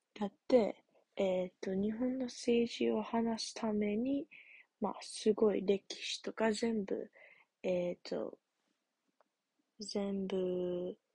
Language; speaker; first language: Japanese; non-native, learner; English